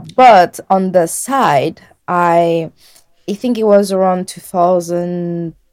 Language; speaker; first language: English; non-native, fluent; French